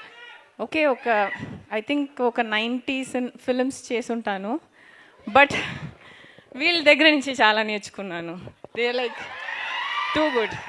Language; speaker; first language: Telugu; non-native, learner; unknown